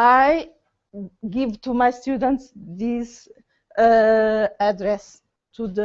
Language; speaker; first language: English; non-native, learner; Portuguese